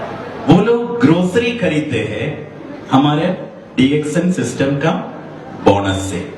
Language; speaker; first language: Hindi; non-native, fluent; Bangla